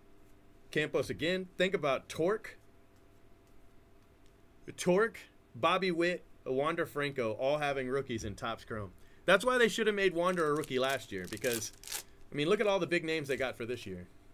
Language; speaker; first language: English; native; English